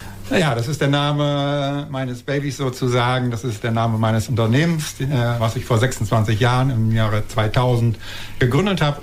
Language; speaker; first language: German; native; German